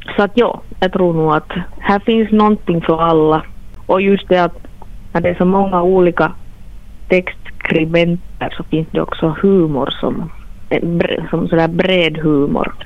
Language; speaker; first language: Swedish; native; Swedish